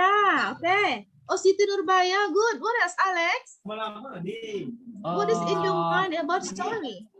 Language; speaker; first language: English; non-native, learner; Indonesian